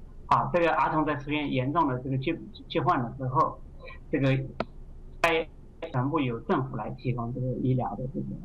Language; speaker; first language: Chinese; native; Chinese